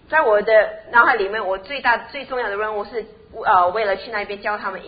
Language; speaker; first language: Chinese; native; Chinese